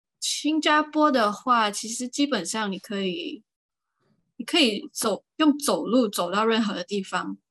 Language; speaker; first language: Chinese; native; Chinese